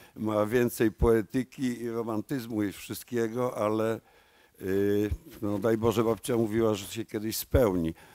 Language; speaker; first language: Polish; native; Polish